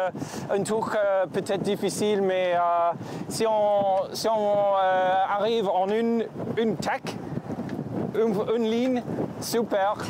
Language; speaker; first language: French; non-native, fluent; English